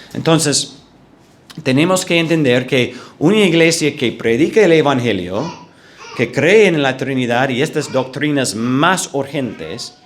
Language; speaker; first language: Spanish; non-native, fluent; English